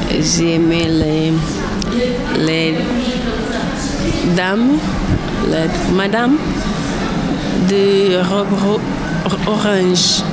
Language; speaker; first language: French; non-native, learner; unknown